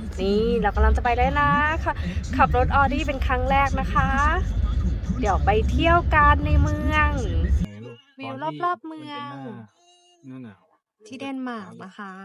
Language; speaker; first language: Thai; native; Thai